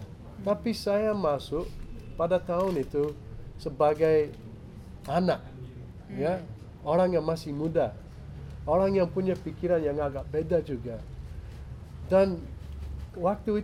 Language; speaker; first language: Indonesian; non-native, fluent; English